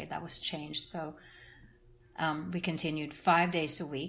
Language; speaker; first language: English; non-native, fluent; Norwegian